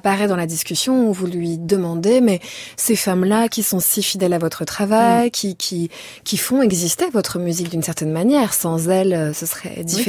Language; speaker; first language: French; native; French